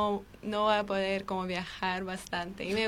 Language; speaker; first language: Spanish; non-native, fluent; Armenian